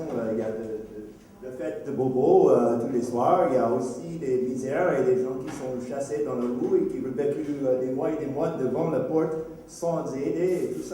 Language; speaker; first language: French; non-native, fluent; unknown